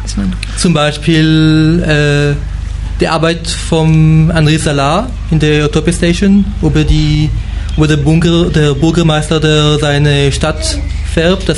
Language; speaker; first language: German; non-native, fluent; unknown